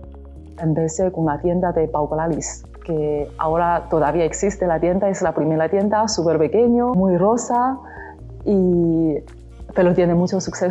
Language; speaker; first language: Spanish; non-native, learner; Chinese